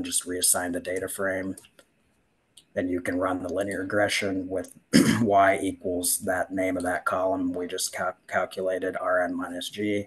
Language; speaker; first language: English; native; English